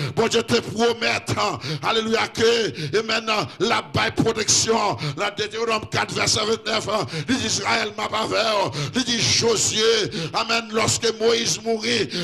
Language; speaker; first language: French; native; French